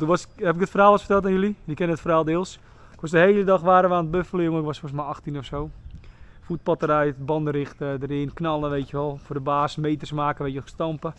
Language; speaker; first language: Dutch; native; Dutch